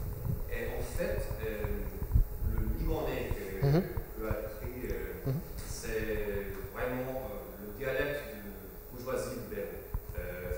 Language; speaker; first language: French; non-native, fluent; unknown